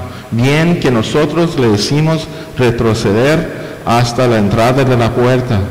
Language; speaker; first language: Spanish; non-native, fluent; English